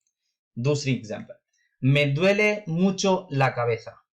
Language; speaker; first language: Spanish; non-native, fluent; Urdu